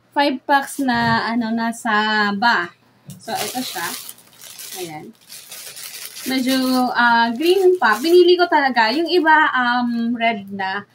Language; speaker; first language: Filipino; native; Filipino